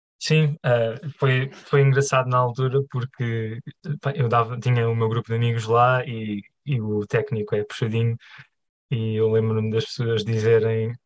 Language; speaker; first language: Portuguese; native; Portuguese